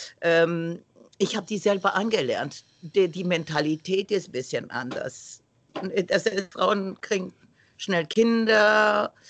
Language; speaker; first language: German; non-native, fluent; Romanian